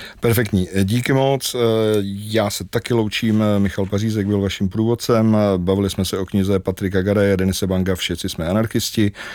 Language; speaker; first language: Czech; native; Czech